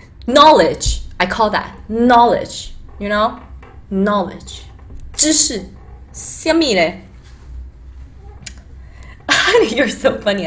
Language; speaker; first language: English; early bilingual, other home language; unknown